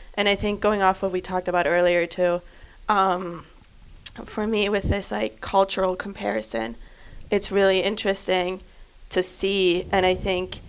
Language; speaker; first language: English; non-native, fluent; German